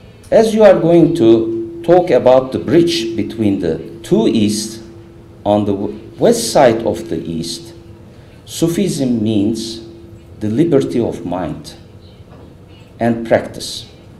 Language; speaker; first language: English; non-native, fluent; Turkish